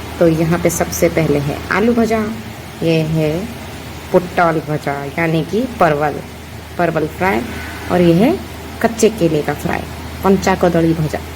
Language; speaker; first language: Hindi; non-native, local second language; Odia